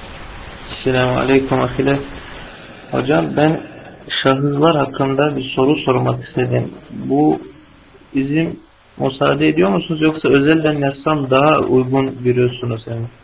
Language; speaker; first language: Turkish; non-native, fluent; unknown